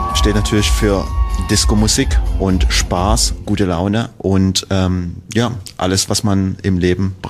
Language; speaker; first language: German; native; German